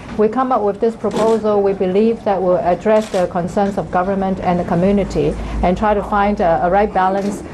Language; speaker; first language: English; non-native, local second language; Cantonese